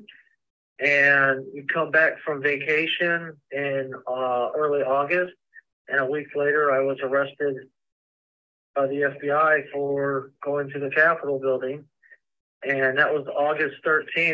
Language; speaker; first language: English; native; English